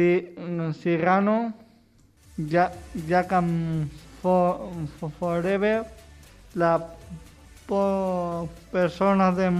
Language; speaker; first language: Catalan; non-native, local second language; Spanish